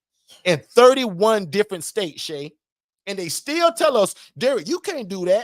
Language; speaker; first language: English; native; English